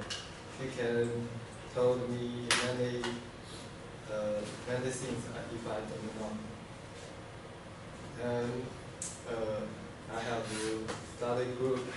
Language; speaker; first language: English; non-native, learner; Cantonese